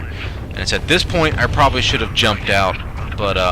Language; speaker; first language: English; native; English